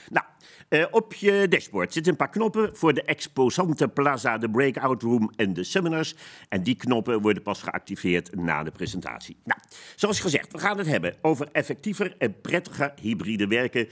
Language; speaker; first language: Dutch; native; Dutch